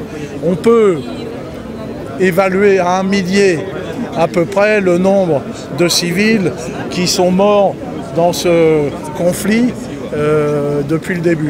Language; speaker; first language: French; native; French